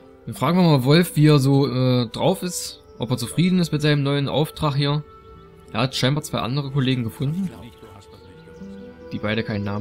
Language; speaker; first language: German; native; German